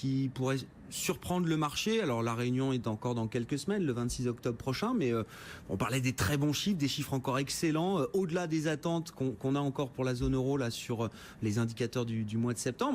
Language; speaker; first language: French; native; French